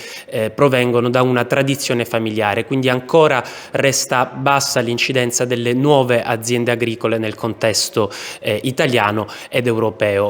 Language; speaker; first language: Italian; native; Italian